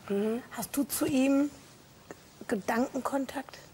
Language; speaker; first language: German; native; German